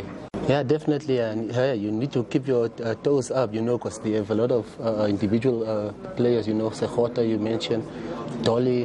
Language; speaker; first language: English; non-native, local second language; Zulu